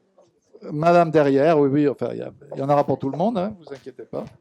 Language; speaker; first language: French; native; French